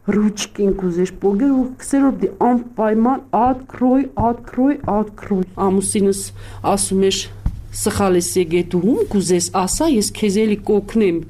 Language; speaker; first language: Armenian; native; Armenian